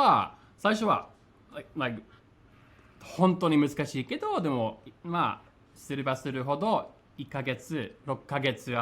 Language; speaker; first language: Japanese; non-native, fluent; English